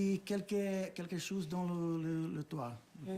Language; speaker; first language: French; non-native, fluent; Portuguese